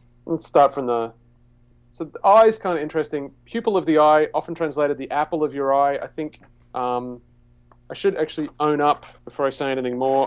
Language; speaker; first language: English; native; English